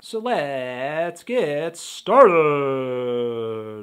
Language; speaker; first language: English; native; English